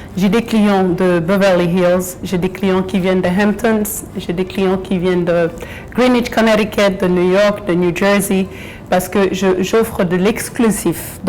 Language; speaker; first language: French; early bilingual, other home language; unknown